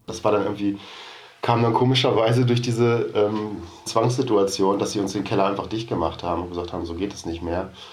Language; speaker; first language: German; native; German